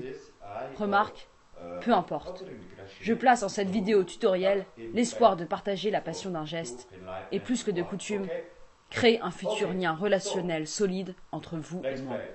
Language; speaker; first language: French; native; French